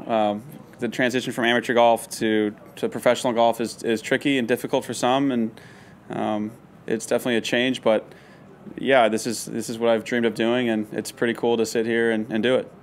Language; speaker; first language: English; native; English